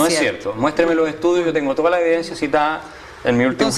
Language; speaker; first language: Spanish; native; Spanish